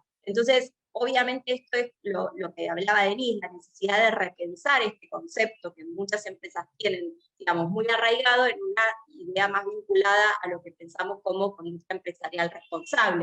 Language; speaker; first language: Spanish; native; Spanish